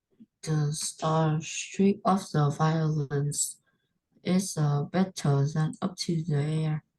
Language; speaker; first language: English; non-native, learner; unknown